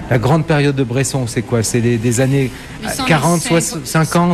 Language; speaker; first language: French; native; French